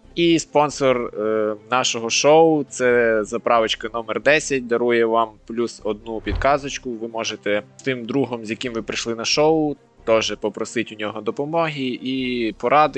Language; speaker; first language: Ukrainian; native; Ukrainian